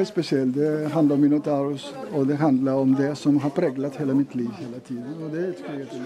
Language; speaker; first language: Swedish; non-native, fluent; Greek